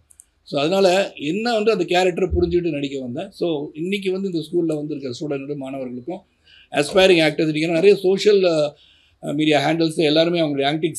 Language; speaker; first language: Tamil; native; Tamil